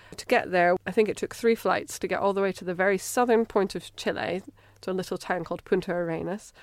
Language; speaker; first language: English; native; English